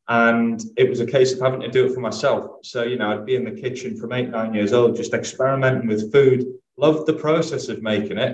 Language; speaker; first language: English; native; English